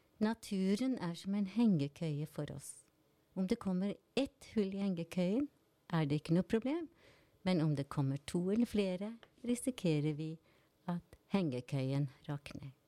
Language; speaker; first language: Norwegian; native; Norwegian